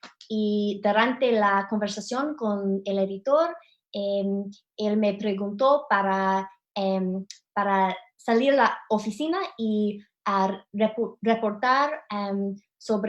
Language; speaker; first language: Spanish; non-native, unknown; English